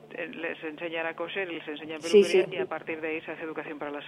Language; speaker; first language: Spanish; native; Spanish